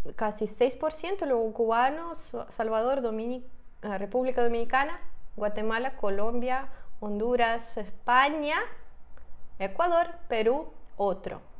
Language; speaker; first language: Spanish; non-native, fluent; Russian